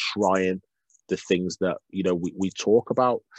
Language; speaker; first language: English; native; English